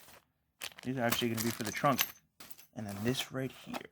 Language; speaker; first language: English; native; English